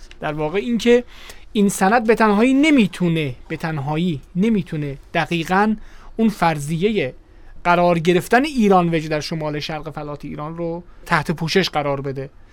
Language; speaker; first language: Persian; native; Persian